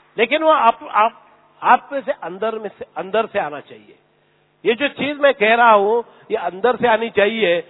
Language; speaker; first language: Hindi; non-native, local second language; Marathi